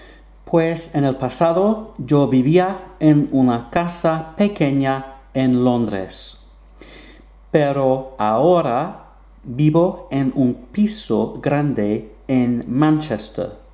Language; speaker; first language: Spanish; non-native, fluent; English